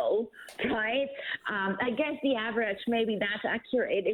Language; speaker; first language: English; non-native, fluent; German